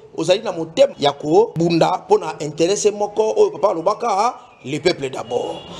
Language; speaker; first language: Lingala; native; Lingala